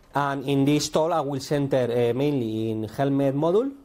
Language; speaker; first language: English; non-native, learner; Spanish